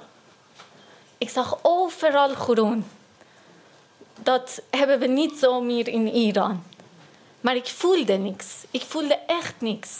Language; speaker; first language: Dutch; non-native, learner; Persian